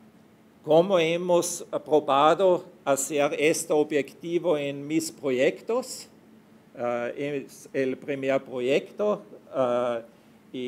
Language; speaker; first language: Spanish; non-native, fluent; German